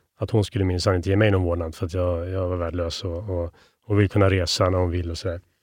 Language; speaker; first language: Swedish; native; Swedish